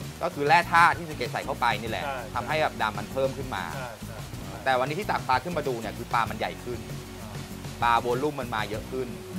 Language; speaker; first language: Thai; native; Thai